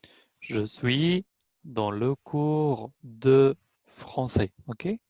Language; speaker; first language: French; non-native, fluent; Albanian